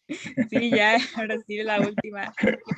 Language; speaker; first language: Spanish; native; Spanish